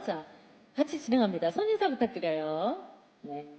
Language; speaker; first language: Korean; native; Korean